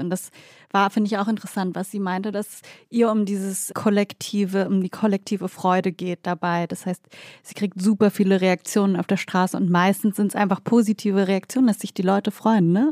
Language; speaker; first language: German; native; German